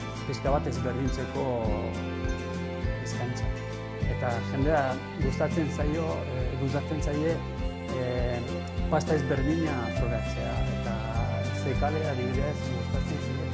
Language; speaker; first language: Basque; non-native, learner; Italian